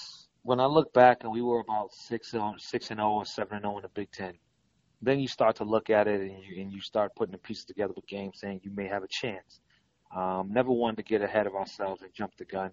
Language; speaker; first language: English; native; English